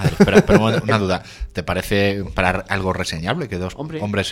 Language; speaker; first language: Spanish; native; Spanish